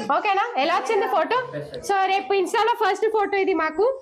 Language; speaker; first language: Telugu; native; Telugu